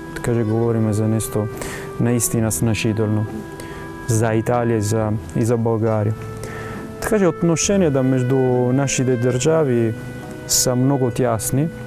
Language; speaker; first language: Bulgarian; non-native, fluent; Italian